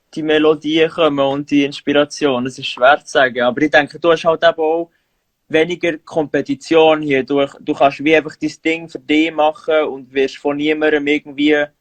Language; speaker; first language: German; native; German